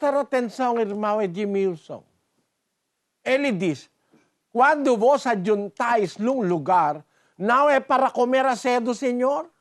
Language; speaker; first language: Portuguese; non-native, learner; Filipino